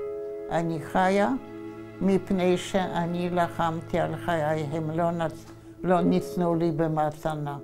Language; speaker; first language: Hebrew; non-native, fluent; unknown